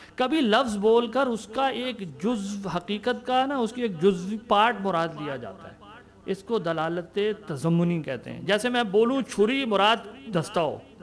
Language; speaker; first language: Urdu; native; Urdu